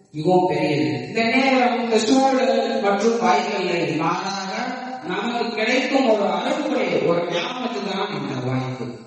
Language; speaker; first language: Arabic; non-native, learner; Tamil